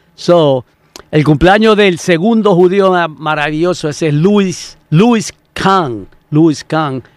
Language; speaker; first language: Spanish; native; Spanish